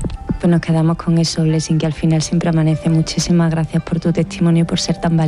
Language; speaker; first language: Spanish; native; Spanish